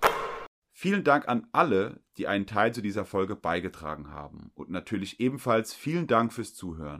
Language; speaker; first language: German; native; German